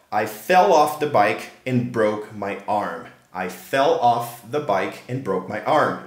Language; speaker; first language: English; non-native, fluent; Portuguese